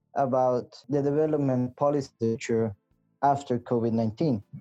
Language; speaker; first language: English; non-native, fluent; Spanish